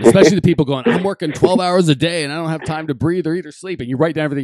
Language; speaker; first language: English; native; English